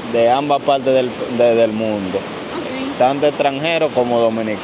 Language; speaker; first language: Spanish; native; Spanish